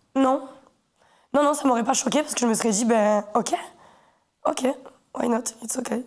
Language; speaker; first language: French; native; French